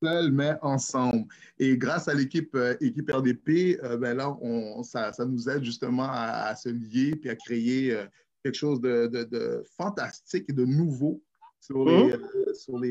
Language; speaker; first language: French; native; French